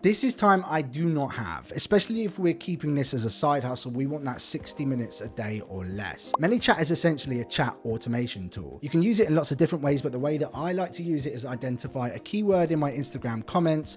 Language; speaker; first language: English; native; English